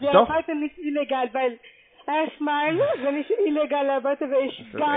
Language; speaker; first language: German; non-native, learner; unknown